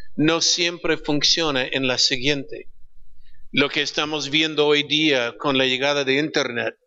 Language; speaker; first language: Spanish; non-native, fluent; English